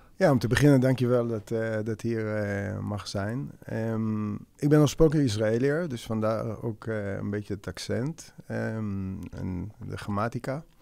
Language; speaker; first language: Dutch; non-native, fluent; Hebrew